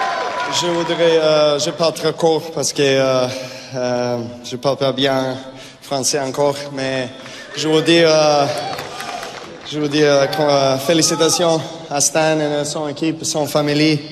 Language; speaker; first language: French; non-native, learner; Serbian